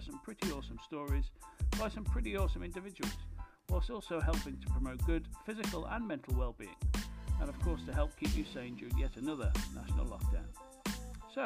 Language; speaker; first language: English; native; English